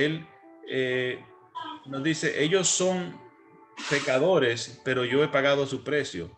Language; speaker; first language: Spanish; native; Spanish